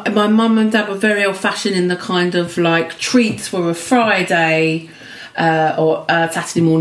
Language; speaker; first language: English; native; English